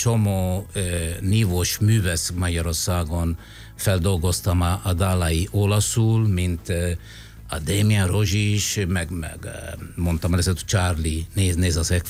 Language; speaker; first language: Hungarian; non-native, fluent; Italian